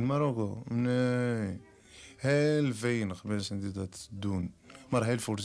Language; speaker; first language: Dutch; non-native, learner; Berber languages